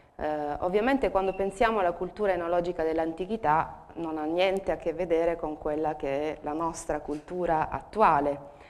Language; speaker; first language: Italian; native; Italian